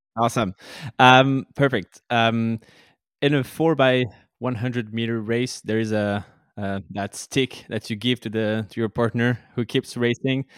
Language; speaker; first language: English; non-native, fluent; French